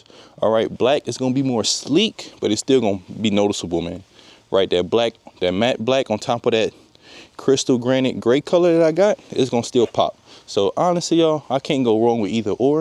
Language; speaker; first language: English; native; English